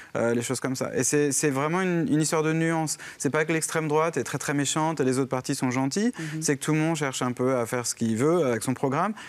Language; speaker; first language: French; native; French